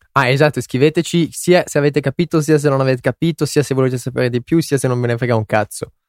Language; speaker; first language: Italian; native; Italian